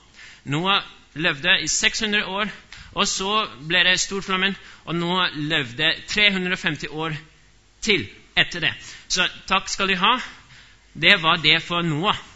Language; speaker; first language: Norwegian; non-native, fluent; English